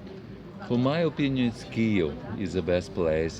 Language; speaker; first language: English; non-native, learner; Russian